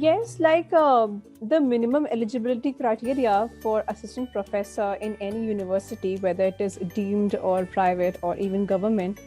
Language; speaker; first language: English; non-native, local second language; Hindi